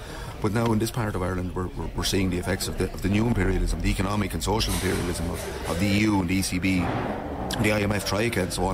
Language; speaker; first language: English; native; English